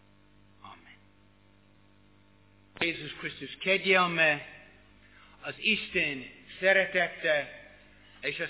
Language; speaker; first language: Hungarian; non-native, learner; English